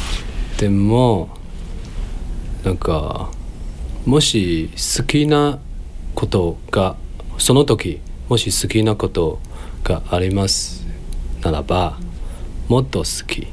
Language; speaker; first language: Japanese; non-native, learner; Chinese